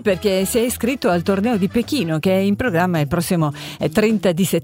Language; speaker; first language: Italian; native; Italian